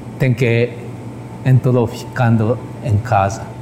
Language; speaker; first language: Portuguese; non-native, learner; Japanese